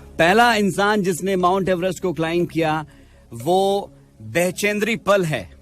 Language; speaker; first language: Hindi; native; Hindi